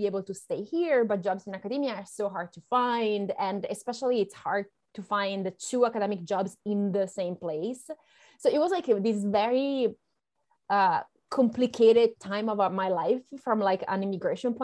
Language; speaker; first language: English; non-native, fluent; Italian